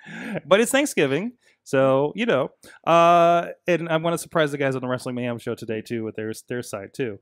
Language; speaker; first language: English; native; English